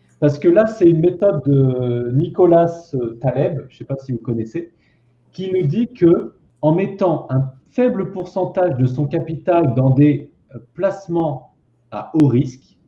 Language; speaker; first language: French; native; French